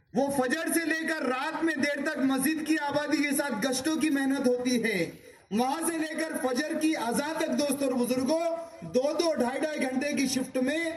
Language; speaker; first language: Urdu; native; Urdu